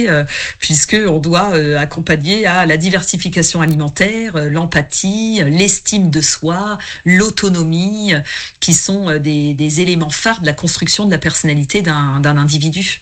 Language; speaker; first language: French; native; French